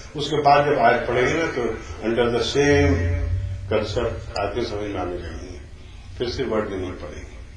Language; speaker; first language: Urdu; native; Urdu